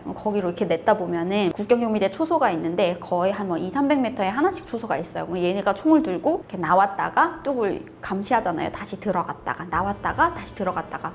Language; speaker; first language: Korean; native; Korean